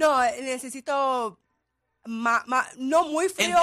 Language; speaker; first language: Spanish; early bilingual, heritage; Spanish